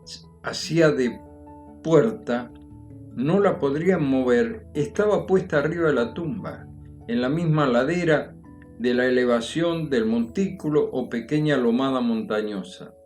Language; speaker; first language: Spanish; native; Spanish